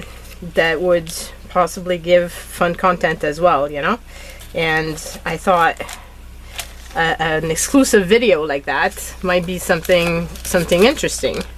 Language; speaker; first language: English; native; English